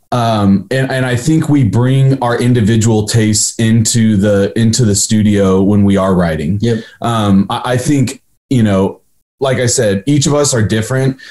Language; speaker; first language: English; native; English